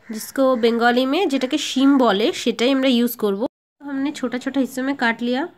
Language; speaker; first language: Hindi; non-native, local second language; Bangla